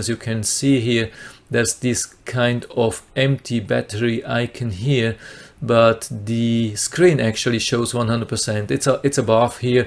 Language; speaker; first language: English; non-native, fluent; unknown